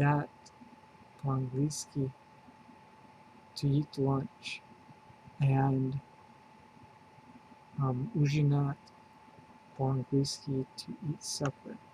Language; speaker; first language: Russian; non-native, learner; English